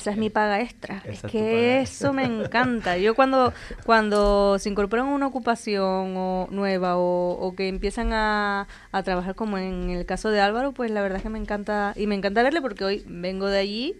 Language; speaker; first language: Spanish; native; Spanish